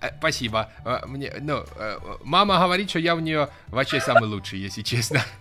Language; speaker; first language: Russian; native; Russian